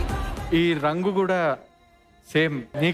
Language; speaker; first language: Telugu; native; Telugu